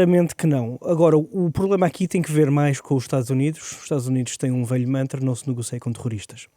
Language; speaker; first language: Portuguese; native; Portuguese